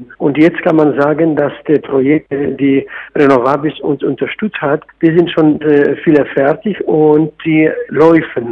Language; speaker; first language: German; non-native, fluent; Polish